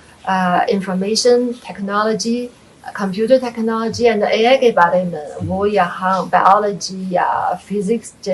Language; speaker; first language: Hindi; non-native, fluent; Chinese